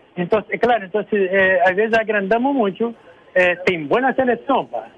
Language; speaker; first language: Spanish; non-native, learner; Portuguese